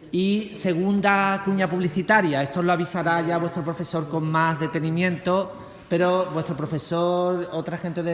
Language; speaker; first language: Spanish; native; Spanish